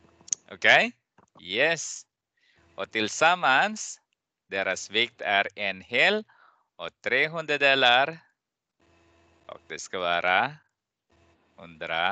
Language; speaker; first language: Swedish; non-native, fluent; Persian